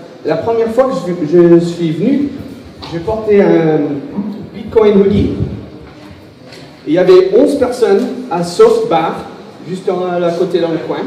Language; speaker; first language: French; non-native, learner; English